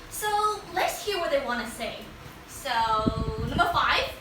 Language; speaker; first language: English; non-native, learner; Vietnamese